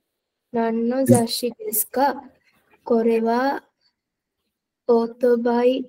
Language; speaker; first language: Japanese; non-native, learner; Sinhala